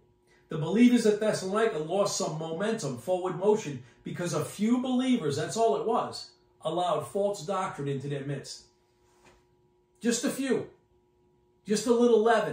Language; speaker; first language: English; native; English